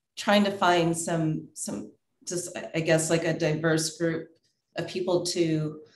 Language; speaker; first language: English; native; English